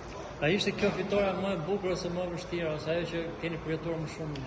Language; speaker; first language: Albanian; native; Albanian